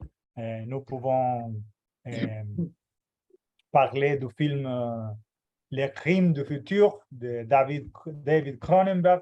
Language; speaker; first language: French; non-native, fluent; Portuguese